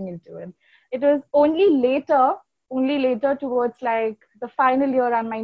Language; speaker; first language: English; non-native, local second language; Hindi